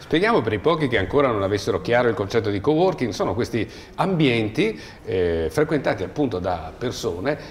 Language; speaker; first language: Italian; native; Italian